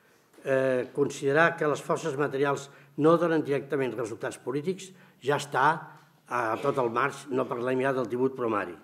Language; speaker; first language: Catalan; native; Catalan